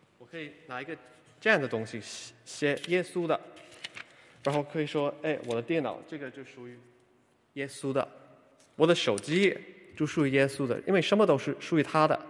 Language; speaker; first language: Chinese; non-native, fluent; English